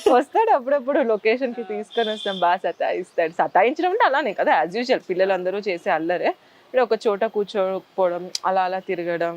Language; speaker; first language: Telugu; native; Telugu